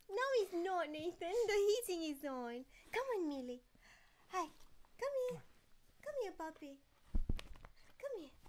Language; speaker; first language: English; non-native, fluent; Romanian